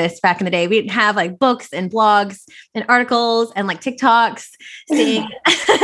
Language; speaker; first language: English; native; English